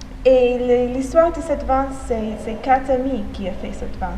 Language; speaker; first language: French; non-native, fluent; English